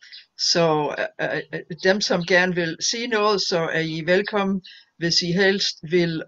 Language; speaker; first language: Danish; non-native, fluent; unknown